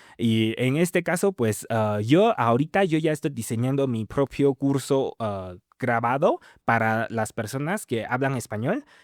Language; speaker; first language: Spanish; non-native, fluent; Min Nan Chinese